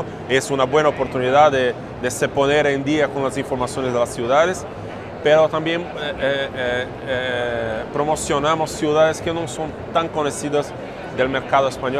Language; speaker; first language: Spanish; non-native, fluent; Portuguese